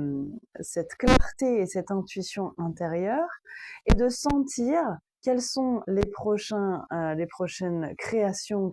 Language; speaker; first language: French; native; French